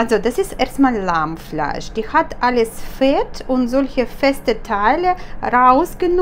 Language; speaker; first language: German; non-native, fluent; Russian